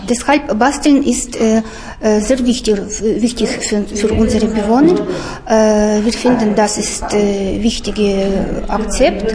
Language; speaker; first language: German; non-native, fluent; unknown